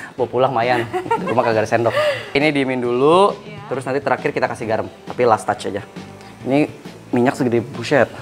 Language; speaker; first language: Indonesian; native; Indonesian